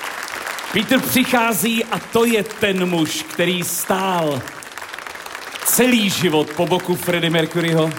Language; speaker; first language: Czech; native; Czech